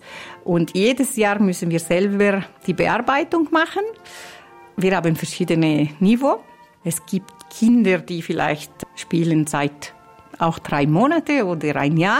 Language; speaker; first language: German; non-native, fluent; Italian